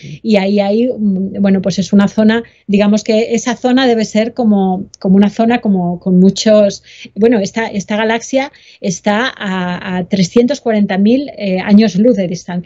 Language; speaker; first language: Spanish; native; Spanish